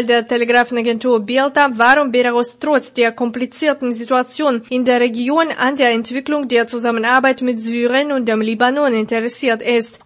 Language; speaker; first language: German; non-native, fluent; Russian